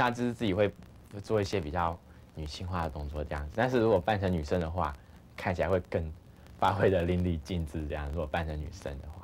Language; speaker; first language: Chinese; native; Chinese